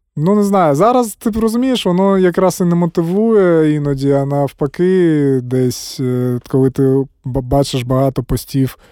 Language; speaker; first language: Ukrainian; non-native, local second language; Russian